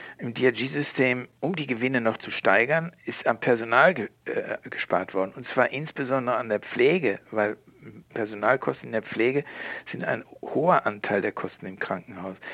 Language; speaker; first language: German; native; German